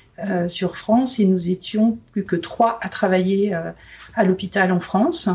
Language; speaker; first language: French; native; French